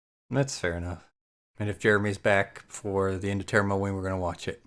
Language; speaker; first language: English; native; English